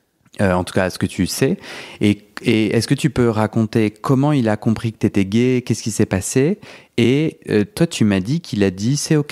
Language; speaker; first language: French; native; French